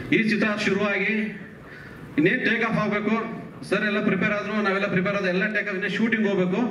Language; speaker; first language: Kannada; native; Kannada